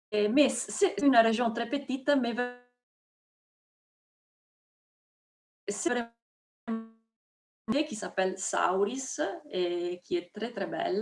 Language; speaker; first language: French; non-native, fluent; Italian